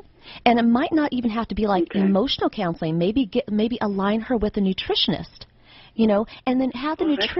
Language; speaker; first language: English; native; English